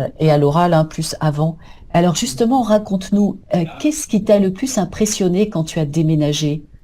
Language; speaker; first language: French; native; French